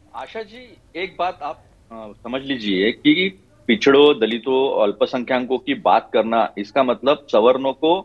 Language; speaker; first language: Hindi; non-native, local second language; Marathi